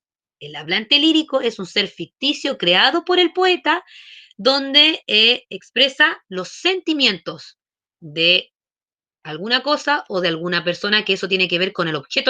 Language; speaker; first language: Spanish; native; Spanish